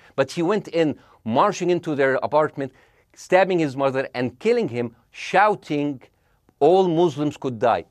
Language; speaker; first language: English; non-native, fluent; Arabic